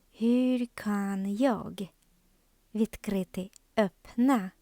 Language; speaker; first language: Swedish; non-native, fluent; Ukrainian